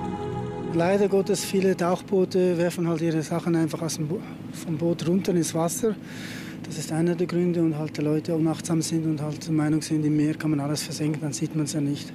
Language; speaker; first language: German; native; German